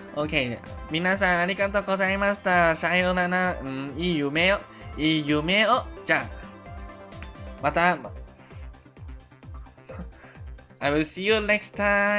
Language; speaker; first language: Japanese; non-native, learner; Cantonese